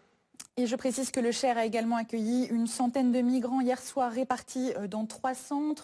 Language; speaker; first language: French; native; French